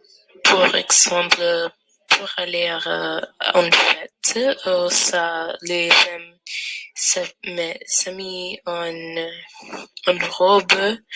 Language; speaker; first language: French; non-native, learner; English